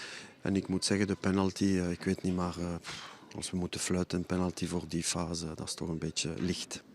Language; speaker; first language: Dutch; non-native, fluent; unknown